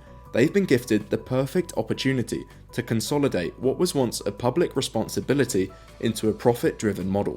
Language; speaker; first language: English; native; English